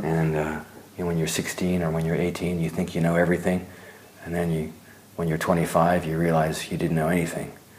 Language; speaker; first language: English; early bilingual, other home language; German